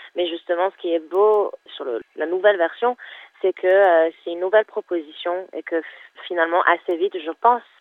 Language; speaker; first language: French; non-native, fluent; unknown